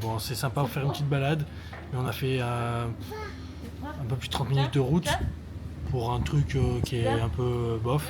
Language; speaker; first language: French; native; French